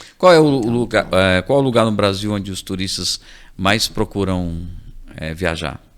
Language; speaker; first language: Portuguese; native; Portuguese